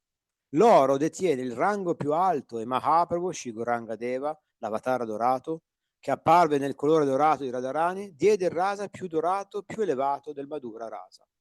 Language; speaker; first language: Italian; native; Italian